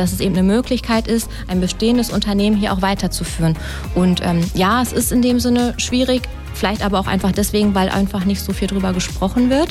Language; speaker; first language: German; native; German